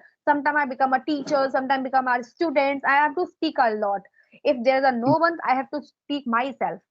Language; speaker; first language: English; non-native, local second language; Hindi